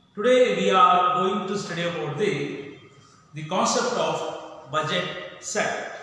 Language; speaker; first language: English; non-native, local second language; Kannada